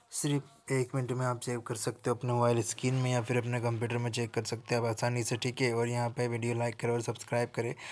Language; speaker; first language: Hindi; native; Hindi